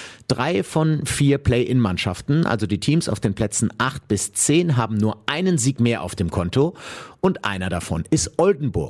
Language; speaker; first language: German; native; German